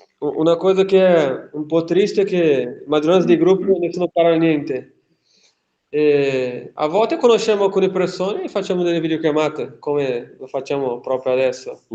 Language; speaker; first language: Italian; non-native, fluent; Portuguese